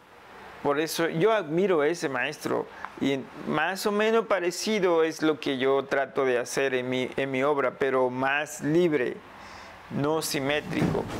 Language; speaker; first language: Spanish; non-native, local second language; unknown